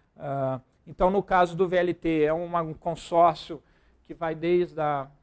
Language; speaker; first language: Portuguese; native; Portuguese